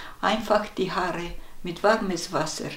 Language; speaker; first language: German; non-native, fluent; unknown